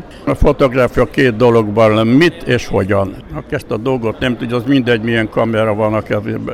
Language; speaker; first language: Hungarian; native; Hungarian